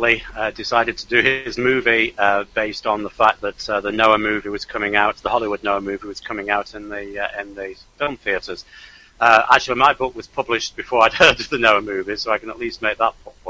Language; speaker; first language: English; native; English